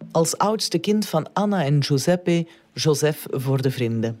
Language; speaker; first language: Dutch; native; Dutch